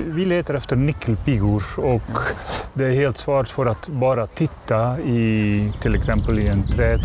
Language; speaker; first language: Swedish; non-native, learner; Dutch